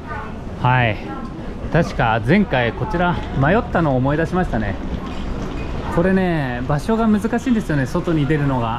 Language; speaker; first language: Japanese; native; Japanese